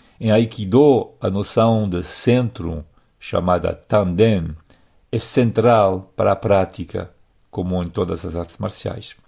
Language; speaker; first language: Portuguese; non-native, fluent; French